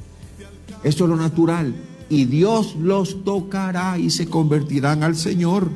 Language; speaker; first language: Spanish; native; Spanish